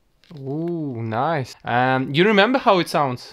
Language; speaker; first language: English; non-native, learner; Russian